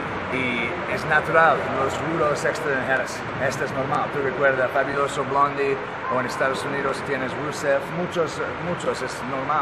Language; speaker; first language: Spanish; non-native, learner; English